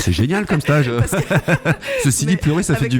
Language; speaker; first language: French; native; French